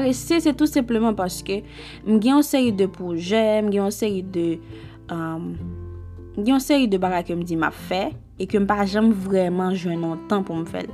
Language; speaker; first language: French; non-native, local second language; Haitian Creole